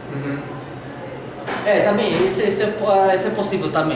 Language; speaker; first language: Portuguese; non-native, learner; Russian